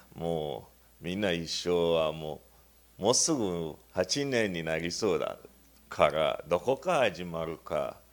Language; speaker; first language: Japanese; non-native, learner; Luba-Lulua